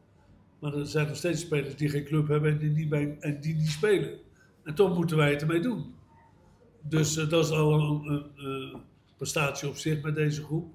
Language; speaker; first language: Dutch; native; Dutch